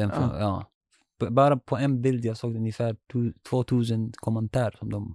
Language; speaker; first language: Swedish; non-native, learner; Arabic